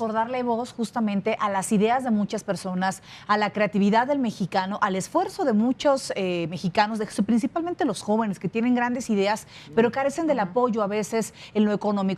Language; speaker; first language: Spanish; native; Spanish